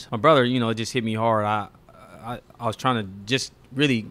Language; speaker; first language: English; native; English